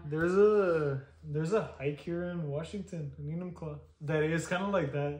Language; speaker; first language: English; early bilingual, other home language; Spanish